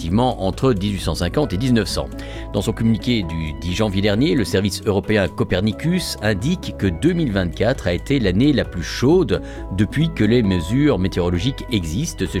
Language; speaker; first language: French; native; French